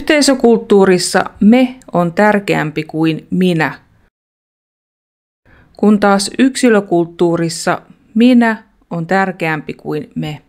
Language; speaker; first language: Finnish; non-native, fluent; Russian